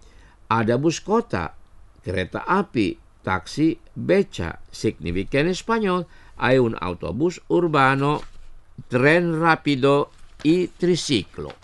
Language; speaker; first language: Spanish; non-native, fluent; Indonesian